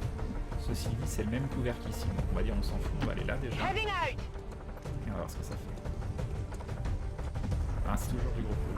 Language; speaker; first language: French; native; French